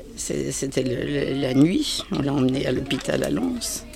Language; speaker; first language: French; native; French